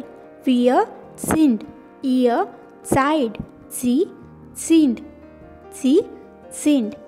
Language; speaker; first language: German; non-native, learner; English